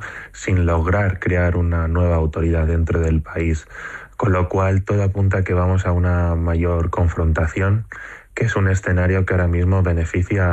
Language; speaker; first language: Spanish; native; Spanish